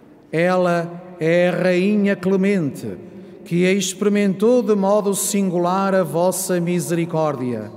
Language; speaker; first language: Portuguese; native; Portuguese